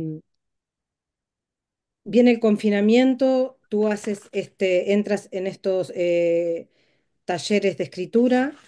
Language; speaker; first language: Spanish; native; Spanish